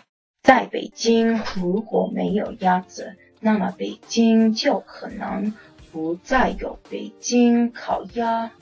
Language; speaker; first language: Chinese; non-native, learner; English